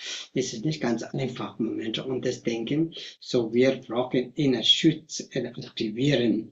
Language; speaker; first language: German; non-native, fluent; Tibetan